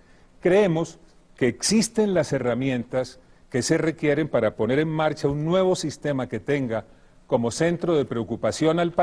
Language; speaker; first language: Spanish; native; Spanish